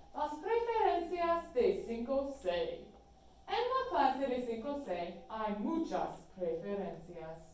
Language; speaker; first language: Spanish; non-native, fluent; English